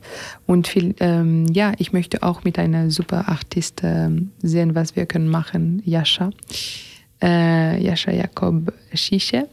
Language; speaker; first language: German; non-native, learner; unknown